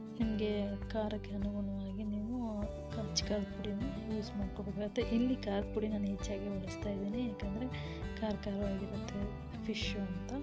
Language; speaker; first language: Kannada; native; Kannada